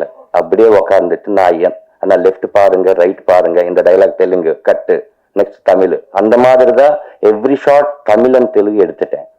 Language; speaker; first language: Tamil; non-native, learner; Telugu